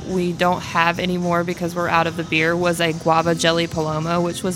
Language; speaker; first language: English; native; English